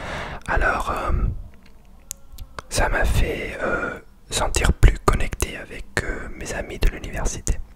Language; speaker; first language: French; non-native, learner; English